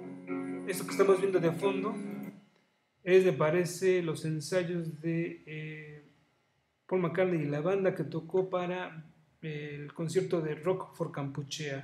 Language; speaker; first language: Spanish; native; Spanish